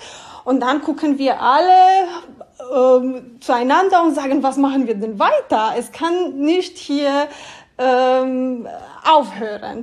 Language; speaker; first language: German; non-native, learner; Romanian